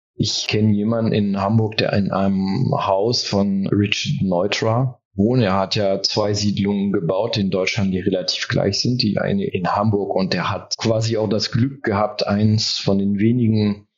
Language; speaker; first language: German; early bilingual, heritage; French